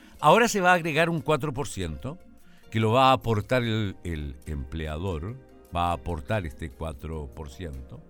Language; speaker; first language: Spanish; native; Spanish